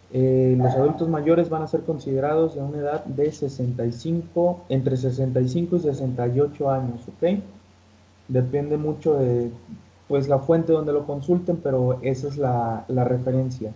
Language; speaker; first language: Spanish; native; Spanish